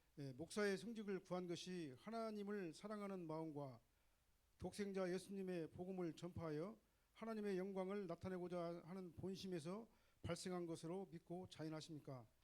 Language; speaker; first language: Korean; native; Korean